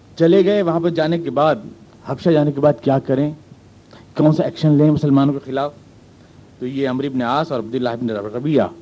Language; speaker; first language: Urdu; native; Urdu